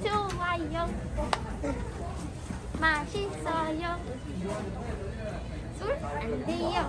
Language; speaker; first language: Korean; non-native, learner; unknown